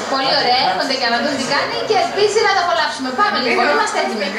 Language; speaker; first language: Greek; native; Greek